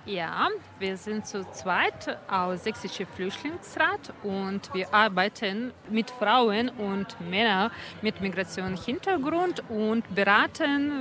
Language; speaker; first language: German; non-native, learner; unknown